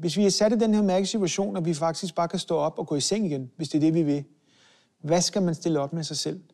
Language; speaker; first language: Danish; early bilingual, other home language; Hebrew